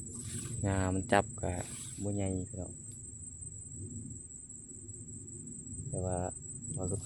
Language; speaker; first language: Thai; non-native, local second language; Northeastern Thai